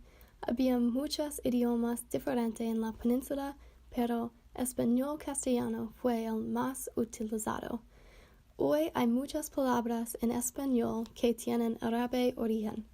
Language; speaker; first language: Spanish; non-native, learner; English